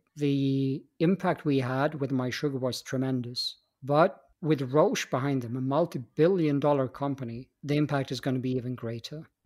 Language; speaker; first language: English; non-native, fluent; Swedish